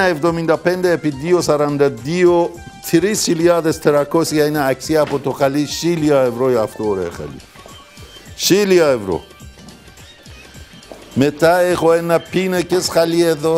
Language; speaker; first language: Greek; non-native, learner; Persian